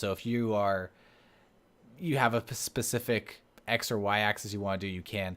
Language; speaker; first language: English; native; English